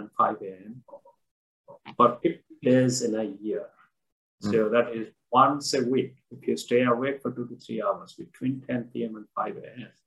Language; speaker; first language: English; non-native, local second language; Odia